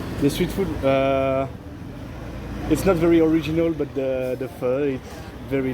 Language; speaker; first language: English; non-native, learner; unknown